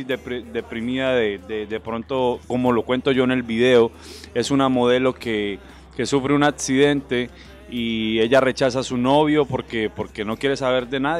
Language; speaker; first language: Spanish; native; Spanish